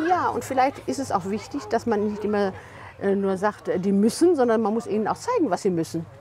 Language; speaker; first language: German; native; German